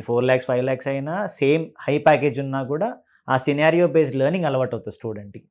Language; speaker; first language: Telugu; native; Telugu